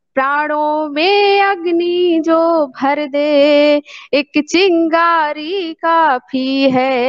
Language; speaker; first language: Hindi; native; Hindi